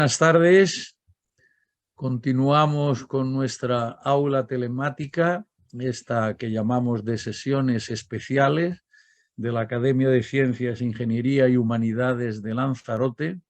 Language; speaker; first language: Spanish; native; Spanish